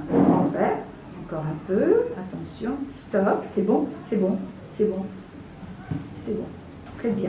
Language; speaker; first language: French; non-native, local second language; Arabic